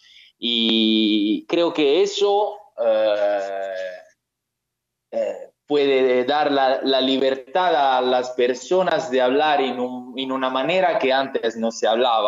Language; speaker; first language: Spanish; non-native, learner; Italian